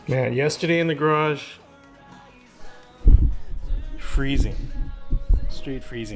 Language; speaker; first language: English; native; English